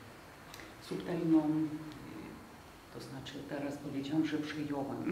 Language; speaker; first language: Polish; non-native, fluent; Lithuanian